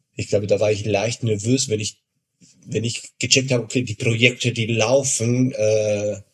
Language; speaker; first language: German; non-native, fluent; Spanish